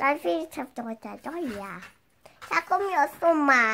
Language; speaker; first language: Romanian; early bilingual, heritage; Romanian